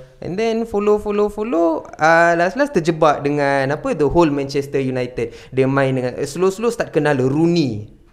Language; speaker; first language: Malay; non-native, local second language; Tamil